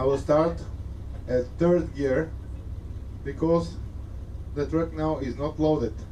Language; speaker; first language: English; non-native, learner; Bulgarian